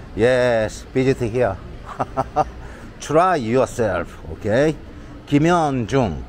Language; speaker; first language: English; non-native, learner; Korean